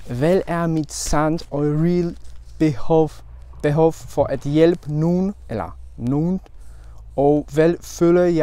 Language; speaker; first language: Danish; non-native, learner; Polish